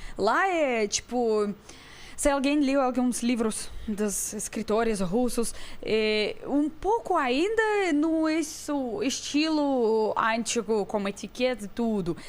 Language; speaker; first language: Portuguese; non-native, fluent; Russian